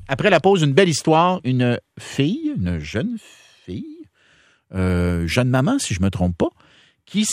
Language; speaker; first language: French; native; French